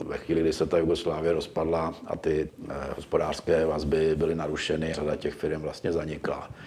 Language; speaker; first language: Czech; native; Czech